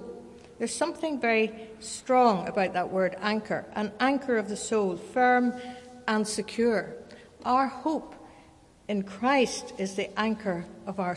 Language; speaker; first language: English; native; English